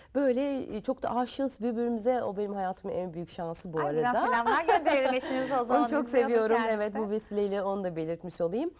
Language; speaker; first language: Turkish; early bilingual, heritage; Turkish